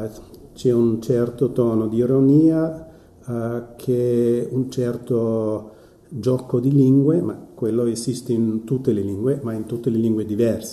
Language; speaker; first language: Italian; non-native, fluent; German